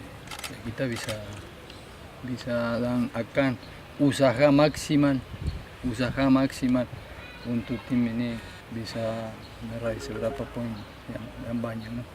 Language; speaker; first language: Indonesian; non-native, fluent; Spanish